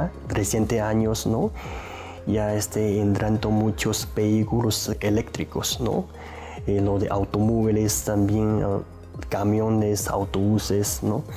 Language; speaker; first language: Spanish; non-native, learner; Chinese